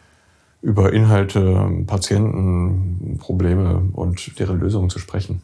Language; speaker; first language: German; native; German